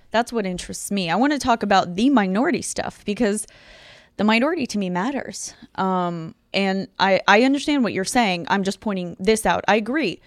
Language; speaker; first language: English; non-native, fluent; Russian